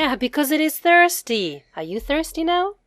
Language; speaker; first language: English; non-native, fluent; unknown